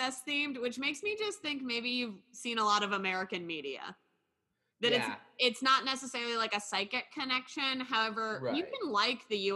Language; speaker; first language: English; native; English